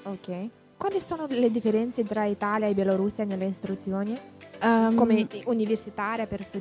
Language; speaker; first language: Italian; non-native, learner; Romanian